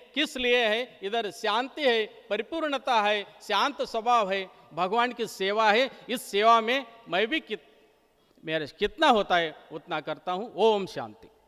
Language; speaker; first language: Hindi; non-native, local second language; Marathi